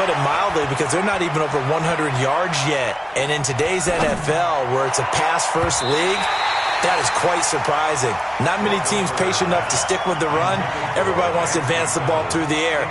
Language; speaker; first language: English; native; English